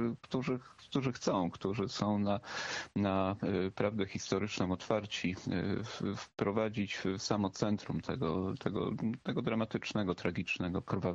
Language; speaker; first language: Polish; native; Polish